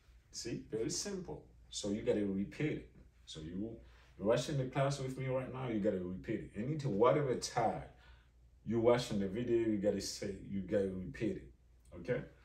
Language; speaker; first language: English; non-native, fluent; Haitian Creole